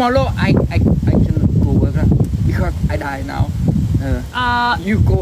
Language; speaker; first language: English; non-native, learner; Thai